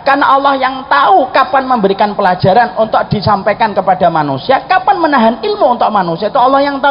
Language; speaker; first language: Indonesian; native; Indonesian